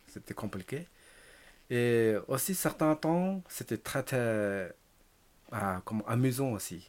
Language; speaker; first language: French; non-native, learner; Tibetan